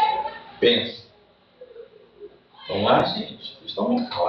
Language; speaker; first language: Portuguese; native; Portuguese